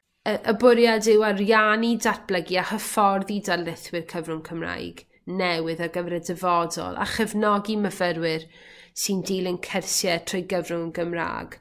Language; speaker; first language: Welsh; native; Welsh